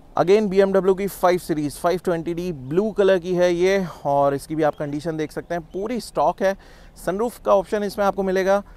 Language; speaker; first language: Hindi; native; Hindi